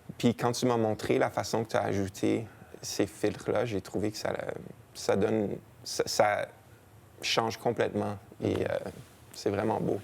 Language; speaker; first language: French; native; French